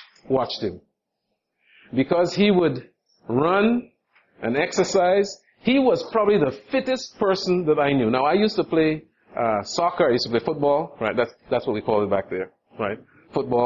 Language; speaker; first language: English; native; English